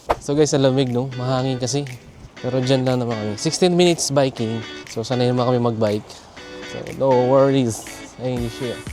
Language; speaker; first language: Filipino; native; Filipino